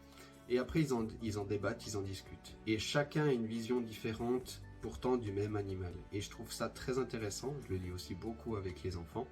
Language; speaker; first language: French; native; French